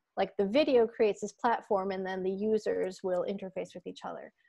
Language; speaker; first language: English; native; English